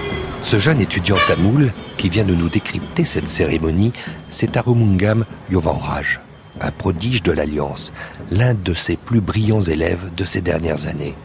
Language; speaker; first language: French; native; French